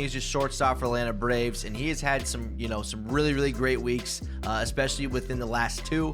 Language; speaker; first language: English; native; English